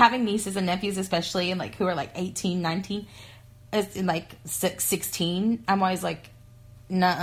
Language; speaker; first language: English; native; English